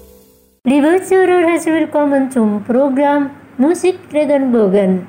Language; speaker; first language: German; non-native, learner; Indonesian